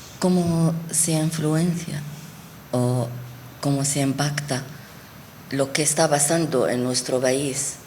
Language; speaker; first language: Spanish; non-native, fluent; Arabic